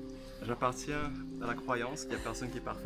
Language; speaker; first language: French; non-native, fluent; English